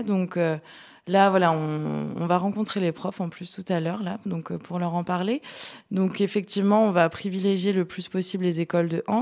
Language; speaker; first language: French; native; French